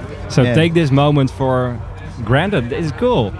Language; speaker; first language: English; non-native, fluent; Dutch